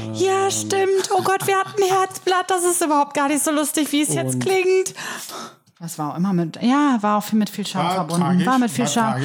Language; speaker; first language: German; native; German